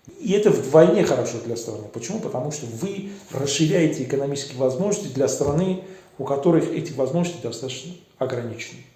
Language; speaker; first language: Russian; early bilingual, other home language; Armenian